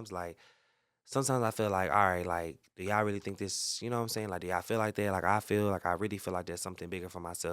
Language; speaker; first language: English; native; English